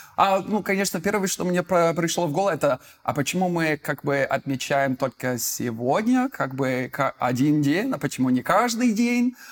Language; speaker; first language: Russian; non-native, fluent; English